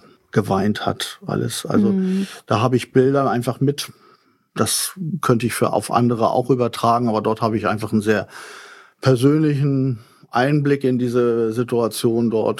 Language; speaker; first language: German; native; German